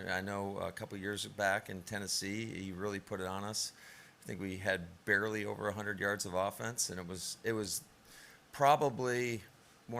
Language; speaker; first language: English; native; English